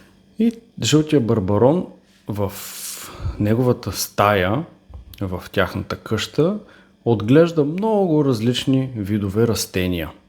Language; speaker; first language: Bulgarian; native; Bulgarian